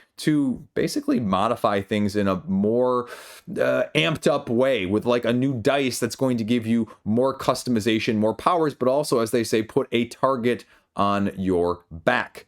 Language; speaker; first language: English; native; English